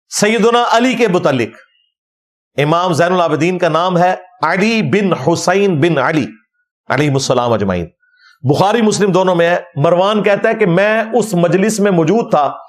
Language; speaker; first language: Urdu; non-native, local second language; Punjabi